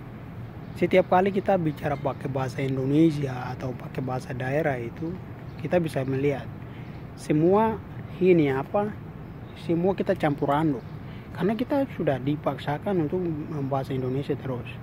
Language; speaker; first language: Indonesian; non-native, local second language; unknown